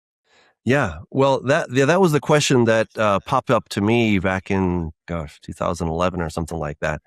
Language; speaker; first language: English; native; English